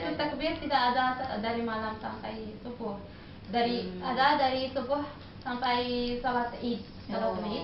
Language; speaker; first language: Indonesian; non-native, learner; Arabic